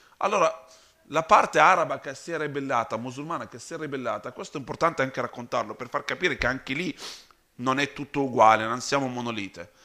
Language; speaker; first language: Italian; non-native, fluent; Arabic